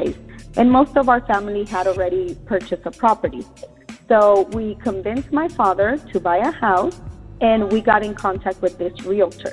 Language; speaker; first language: English; early bilingual, other home language; Spanish